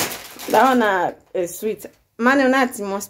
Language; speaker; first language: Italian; non-native, learner; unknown